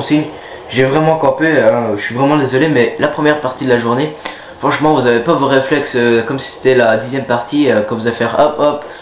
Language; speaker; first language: French; native; French